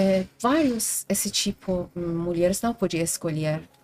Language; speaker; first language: Portuguese; non-native, learner; Persian